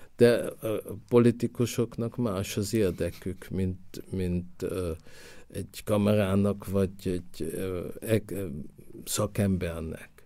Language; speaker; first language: Hungarian; early bilingual, heritage; Hungarian